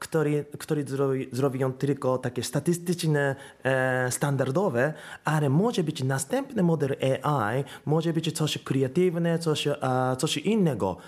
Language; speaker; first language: Polish; non-native, learner; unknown